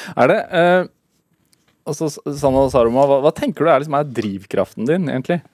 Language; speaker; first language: Norwegian; native; Norwegian